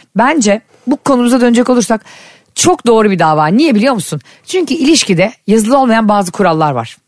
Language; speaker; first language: Turkish; native; Turkish